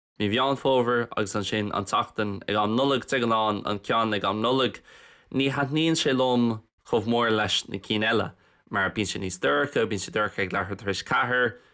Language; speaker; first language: Irish; non-native, local second language; English